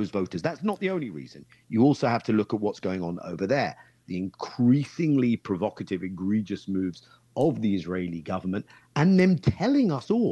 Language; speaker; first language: English; native; English